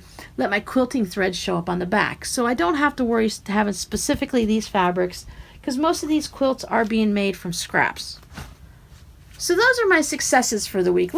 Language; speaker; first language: English; native; English